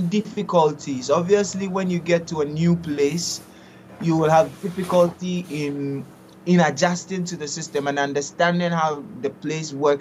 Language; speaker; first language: English; non-native, local second language; Akan